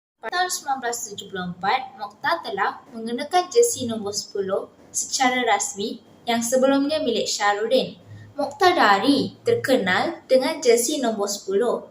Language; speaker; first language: Malay; non-native, local second language; Tamil